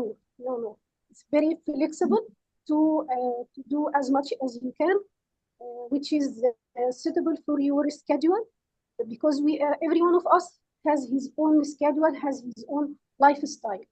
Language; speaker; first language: English; non-native, fluent; Arabic